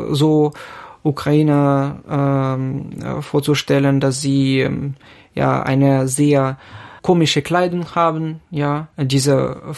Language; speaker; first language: German; non-native, fluent; Ukrainian